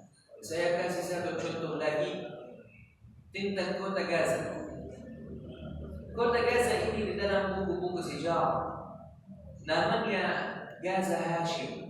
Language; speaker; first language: Indonesian; non-native, learner; Arabic